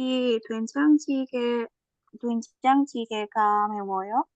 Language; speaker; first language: Korean; non-native, learner; Indonesian